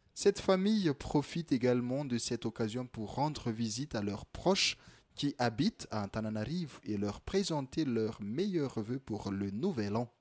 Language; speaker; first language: French; non-native, local second language; Malagasy